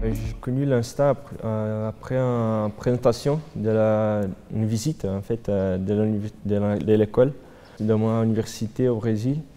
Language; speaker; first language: French; non-native, fluent; Portuguese